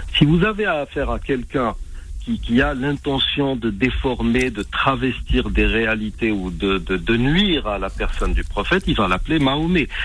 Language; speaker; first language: French; non-native, local second language; Arabic